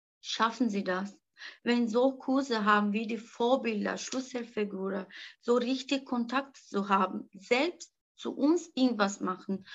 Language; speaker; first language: German; non-native, learner; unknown